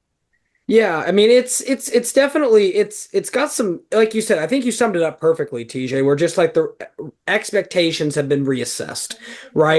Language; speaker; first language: English; native; English